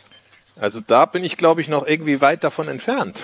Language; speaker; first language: German; native; German